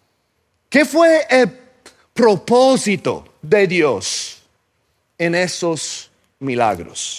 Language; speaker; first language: Spanish; non-native, fluent; English